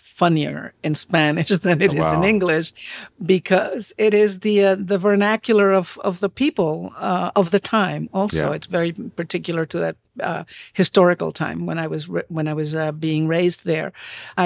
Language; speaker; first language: English; non-native, fluent; Spanish